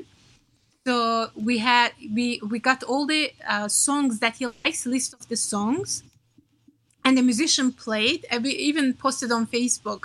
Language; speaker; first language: English; non-native, fluent; Turkish